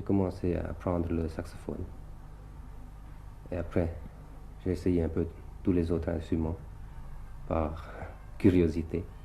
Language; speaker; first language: French; early bilingual, other home language; Thai